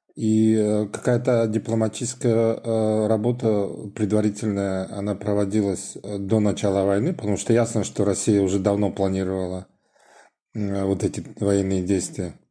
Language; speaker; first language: Russian; non-native, local second language; Tajik